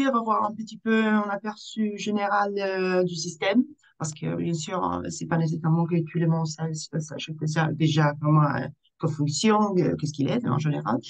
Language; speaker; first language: French; non-native, fluent; Italian